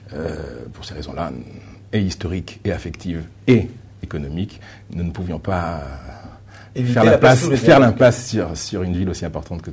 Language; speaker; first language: French; native; French